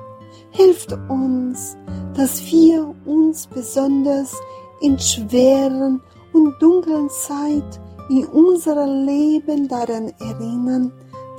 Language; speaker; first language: German; non-native, fluent; Portuguese